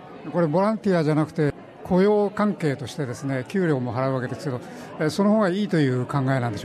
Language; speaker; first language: Japanese; native; Japanese